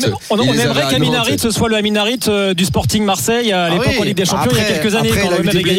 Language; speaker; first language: French; native; French